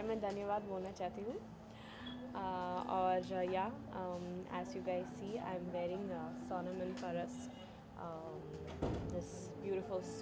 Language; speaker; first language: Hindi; non-native, learner; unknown